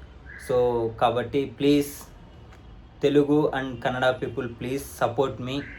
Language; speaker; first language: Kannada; non-native, learner; Telugu